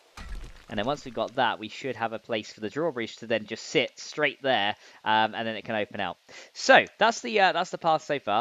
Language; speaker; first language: English; native; English